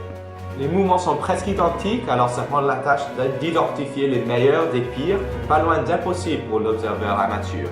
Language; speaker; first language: French; non-native, learner; English